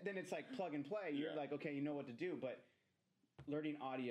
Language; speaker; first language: English; native; English